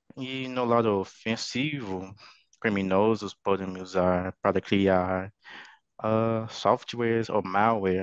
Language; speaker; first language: Portuguese; non-native, fluent; English